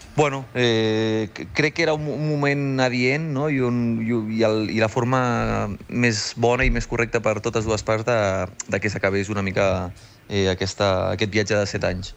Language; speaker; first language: Catalan; native; Catalan